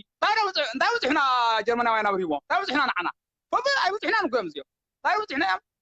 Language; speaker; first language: Tigrinya; native; Tigrinya